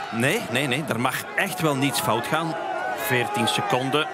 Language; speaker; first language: Dutch; native; Dutch